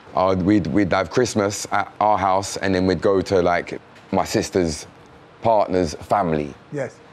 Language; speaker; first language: English; native; English